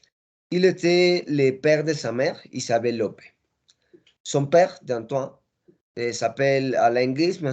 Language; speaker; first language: French; non-native, learner; Spanish